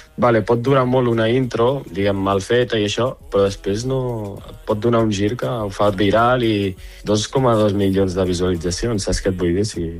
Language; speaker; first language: Catalan; early bilingual, other home language; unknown